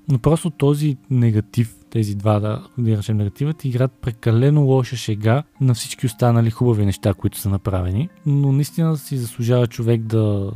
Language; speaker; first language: Bulgarian; native; Bulgarian